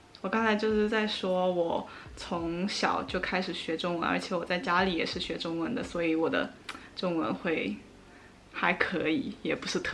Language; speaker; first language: Chinese; early bilingual, heritage; Chinese